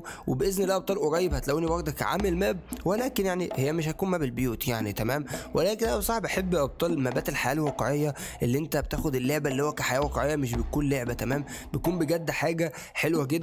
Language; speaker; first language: Arabic; native; Arabic